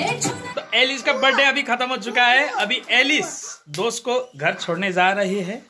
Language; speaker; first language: Hindi; non-native, local second language; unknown